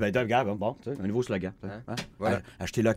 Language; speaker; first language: French; native; French